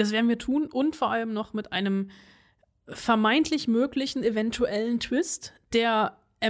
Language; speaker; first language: German; native; German